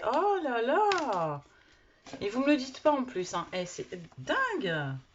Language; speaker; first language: French; native; French